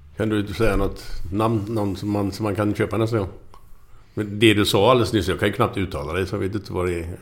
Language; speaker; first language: Swedish; native; Swedish